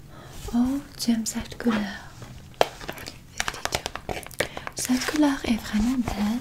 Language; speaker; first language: French; non-native, learner; English